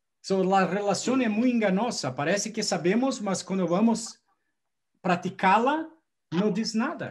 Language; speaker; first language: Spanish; non-native, learner; Portuguese